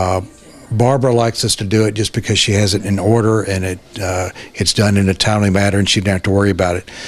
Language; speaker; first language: English; native; English